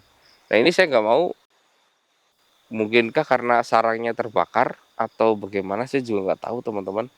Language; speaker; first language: Indonesian; native; Indonesian